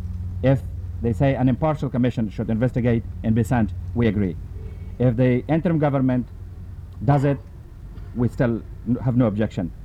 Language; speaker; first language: English; non-native, fluent; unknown